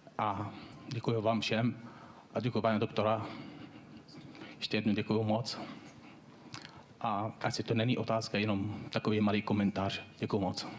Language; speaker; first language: Czech; non-native, fluent; Arabic